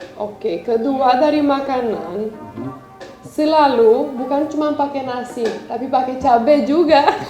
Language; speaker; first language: Indonesian; non-native, fluent; Romanian